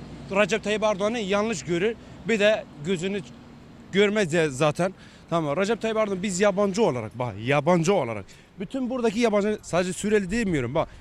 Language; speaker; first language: Turkish; non-native, fluent; Arabic